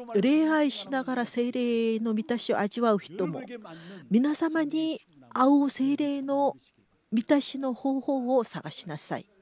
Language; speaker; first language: Japanese; non-native, fluent; Korean